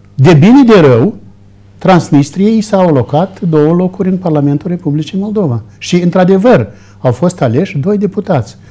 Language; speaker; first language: Romanian; native; Romanian